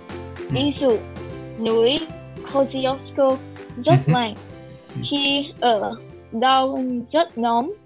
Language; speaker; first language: Vietnamese; early bilingual, heritage; Vietnamese